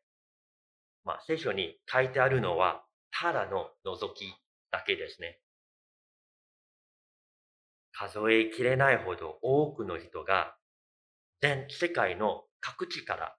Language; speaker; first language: Japanese; non-native, fluent; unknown